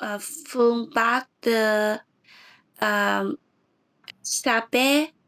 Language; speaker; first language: French; non-native, learner; English